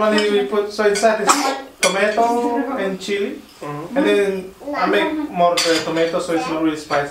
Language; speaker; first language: English; non-native, learner; Indonesian